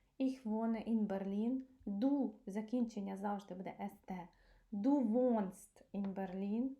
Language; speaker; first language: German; non-native, fluent; Ukrainian